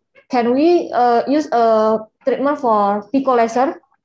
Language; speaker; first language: English; non-native, learner; Indonesian